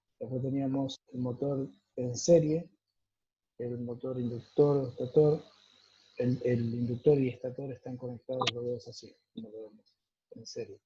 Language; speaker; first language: Spanish; native; Spanish